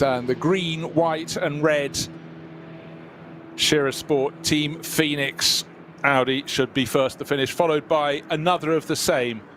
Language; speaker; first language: English; native; English